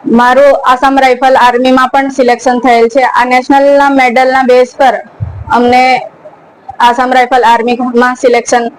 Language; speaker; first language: Gujarati; native; Gujarati